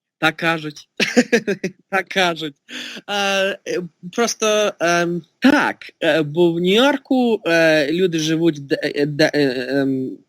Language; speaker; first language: Ukrainian; early bilingual, heritage; Ukrainian